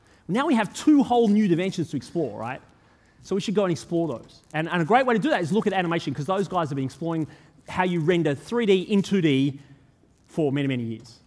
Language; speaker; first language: English; native; English